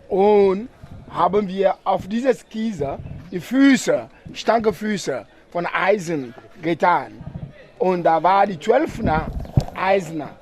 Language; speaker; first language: German; non-native, learner; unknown